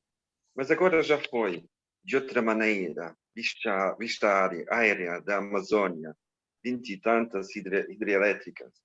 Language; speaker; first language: Portuguese; non-native, fluent; Croatian